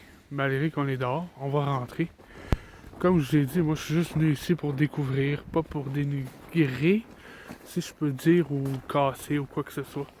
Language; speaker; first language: French; native; French